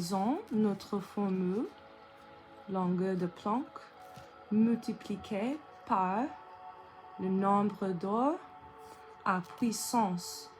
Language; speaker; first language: French; non-native, learner; English